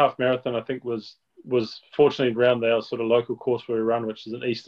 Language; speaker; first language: English; native; English